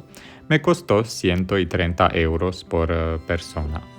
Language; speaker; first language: Spanish; non-native, fluent; Romanian